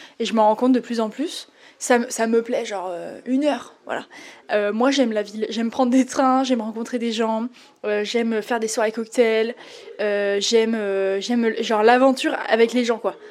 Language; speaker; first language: French; native; French